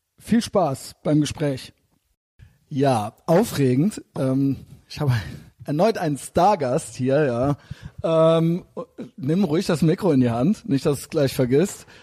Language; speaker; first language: German; native; German